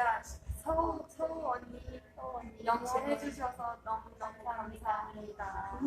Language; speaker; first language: Korean; non-native, learner; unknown